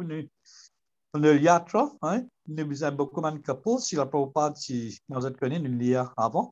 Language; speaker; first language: French; non-native, learner; Morisyen